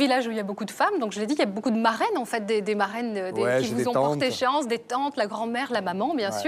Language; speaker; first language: French; native; French